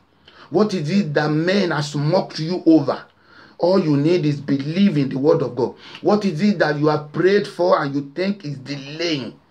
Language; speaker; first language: English; non-native, local second language; Yoruba